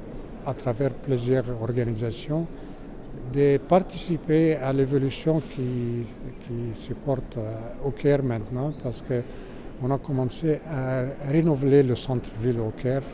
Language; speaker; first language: French; non-native, fluent; Arabic